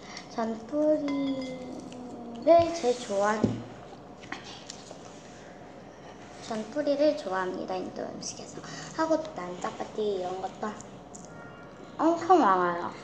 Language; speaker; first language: Korean; early bilingual, heritage; Korean